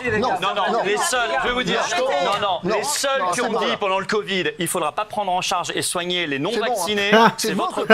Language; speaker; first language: French; native; French